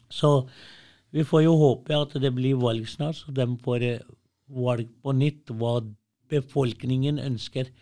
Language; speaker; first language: Norwegian; early bilingual, other home language; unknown